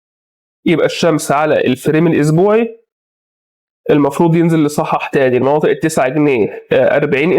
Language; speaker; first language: Arabic; native; Arabic